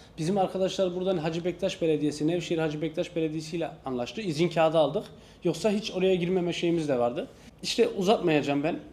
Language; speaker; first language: Turkish; native; Turkish